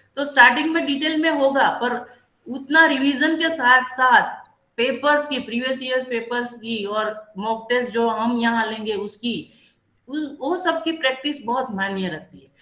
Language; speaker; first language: Hindi; non-native, local second language; Gujarati